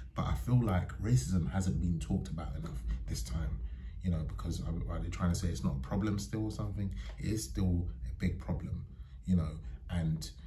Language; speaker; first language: English; native; English